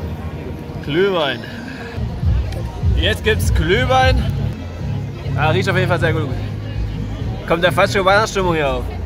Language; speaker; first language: German; native; German